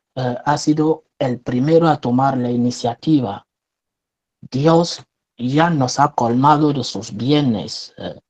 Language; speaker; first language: Spanish; non-native, fluent; French